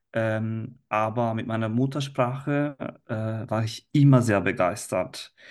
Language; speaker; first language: German; non-native, fluent; Italian